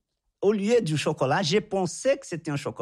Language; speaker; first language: French; non-native, fluent; Portuguese